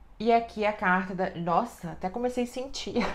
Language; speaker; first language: Portuguese; native; Portuguese